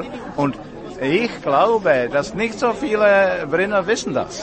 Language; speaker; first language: German; non-native, fluent; Czech